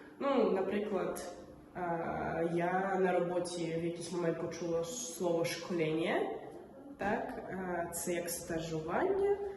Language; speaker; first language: Ukrainian; non-native, local second language; Russian